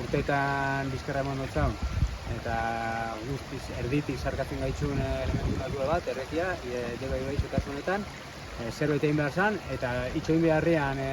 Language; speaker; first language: Basque; native; Basque